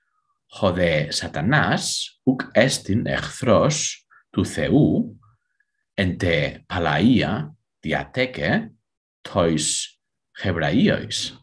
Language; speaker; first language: Greek; non-native, fluent; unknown